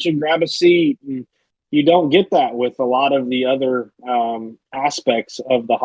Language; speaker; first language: English; native; English